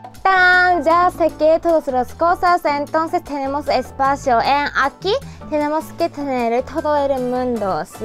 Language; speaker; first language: Spanish; non-native, learner; Japanese